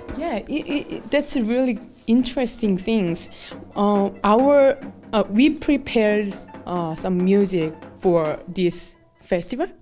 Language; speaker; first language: English; non-native, learner; Korean